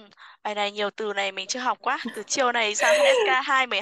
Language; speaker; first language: Chinese; non-native, fluent; Vietnamese